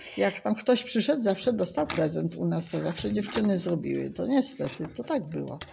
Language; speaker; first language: Polish; native; Polish